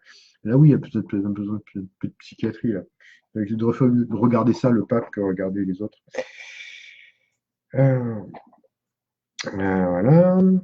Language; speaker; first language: French; native; French